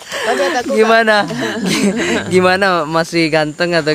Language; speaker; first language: Indonesian; native; Indonesian